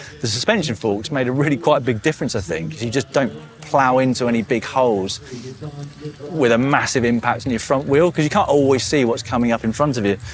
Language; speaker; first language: English; native; English